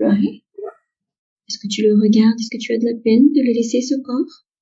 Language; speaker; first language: French; native; French